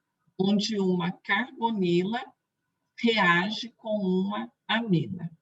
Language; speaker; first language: Portuguese; native; Portuguese